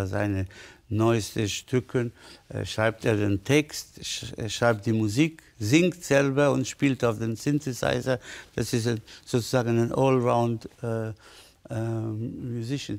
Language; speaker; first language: German; non-native, fluent; Spanish